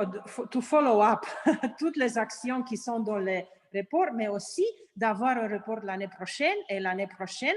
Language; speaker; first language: French; non-native, learner; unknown